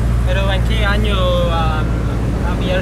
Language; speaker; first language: Spanish; non-native, learner; English